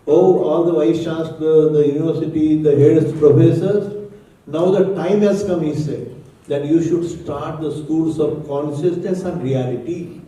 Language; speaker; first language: English; non-native, local second language; Marathi